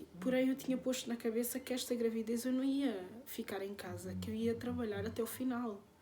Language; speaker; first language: Portuguese; native; Portuguese